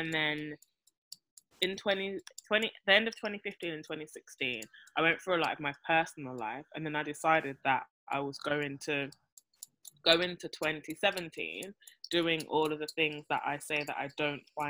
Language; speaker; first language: English; native; English